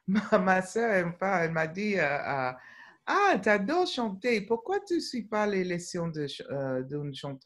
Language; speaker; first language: French; non-native, fluent; English